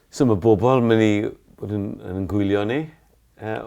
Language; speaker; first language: Welsh; native; Welsh